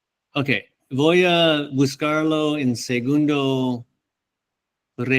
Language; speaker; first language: Spanish; non-native, fluent; English